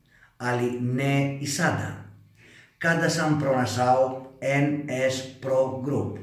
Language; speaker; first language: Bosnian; non-native, learner; Greek